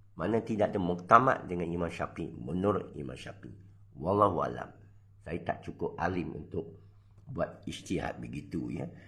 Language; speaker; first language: Malay; non-native, local second language; Chinese